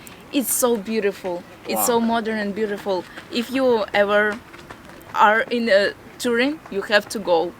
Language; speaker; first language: English; non-native, fluent; Latvian